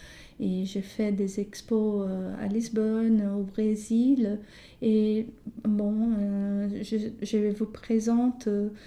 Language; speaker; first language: French; non-native, fluent; Portuguese